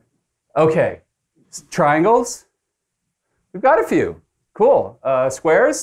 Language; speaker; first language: English; native; English